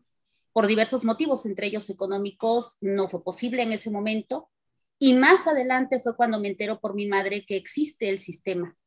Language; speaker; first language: Spanish; native; Spanish